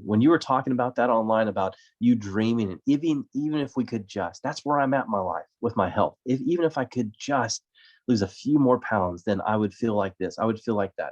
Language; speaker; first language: English; native; English